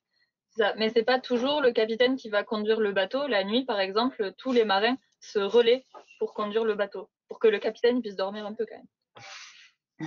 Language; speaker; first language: French; native; French